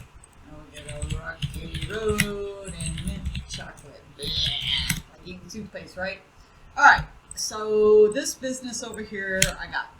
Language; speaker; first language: English; native; English